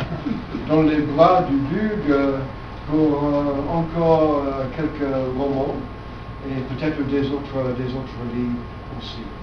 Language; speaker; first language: French; non-native, fluent; English